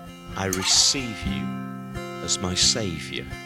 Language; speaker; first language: English; native; English